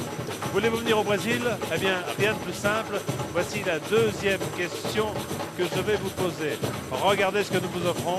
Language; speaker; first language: French; native; French